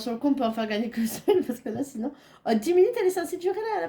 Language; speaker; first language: French; native; French